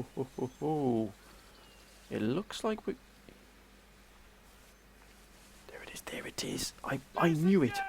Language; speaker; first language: English; native; English